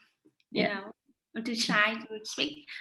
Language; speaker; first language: English; non-native, learner; Vietnamese